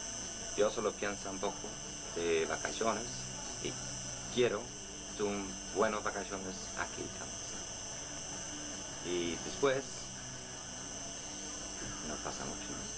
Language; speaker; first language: Spanish; non-native, learner; Swedish